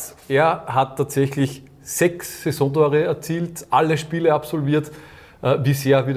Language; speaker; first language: German; native; German